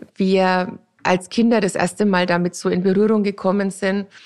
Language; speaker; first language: German; native; German